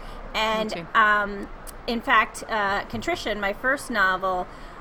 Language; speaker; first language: English; native; English